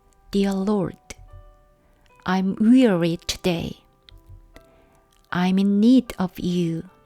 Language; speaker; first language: English; non-native, fluent; Korean